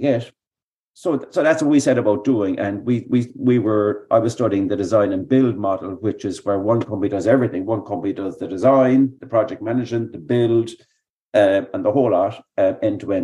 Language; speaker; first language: English; native; English